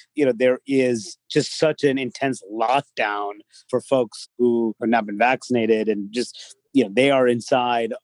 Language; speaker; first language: English; native; English